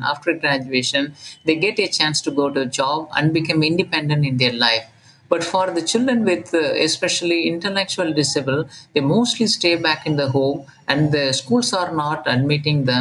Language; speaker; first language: English; non-native, local second language; Tamil